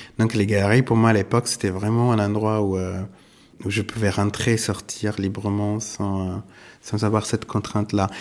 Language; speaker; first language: French; non-native, fluent; Italian